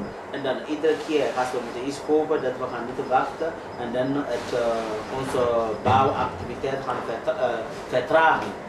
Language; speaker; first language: Dutch; non-native, learner; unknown